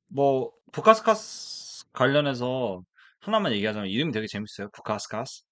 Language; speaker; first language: Korean; native; Korean